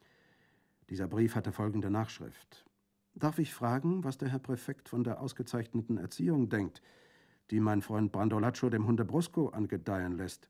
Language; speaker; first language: German; native; German